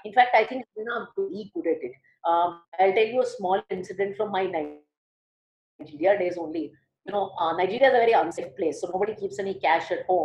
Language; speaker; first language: English; early bilingual, other home language; Hindi